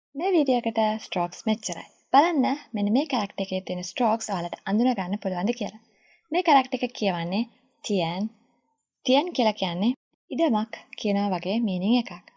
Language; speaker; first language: Sinhala; native; Sinhala